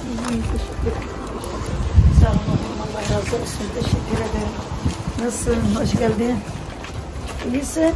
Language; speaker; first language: Turkish; non-native, local second language; Arabic